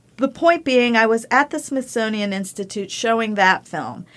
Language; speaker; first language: English; early bilingual, other home language; Spanish